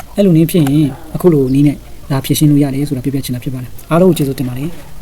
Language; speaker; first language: Burmese; non-native, local second language; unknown